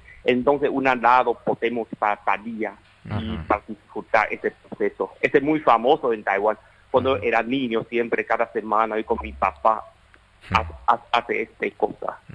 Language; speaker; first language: Spanish; non-native, learner; Chinese